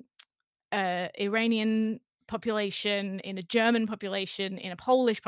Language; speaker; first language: English; native; English